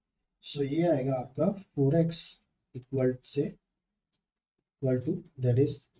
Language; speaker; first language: Hindi; native; Hindi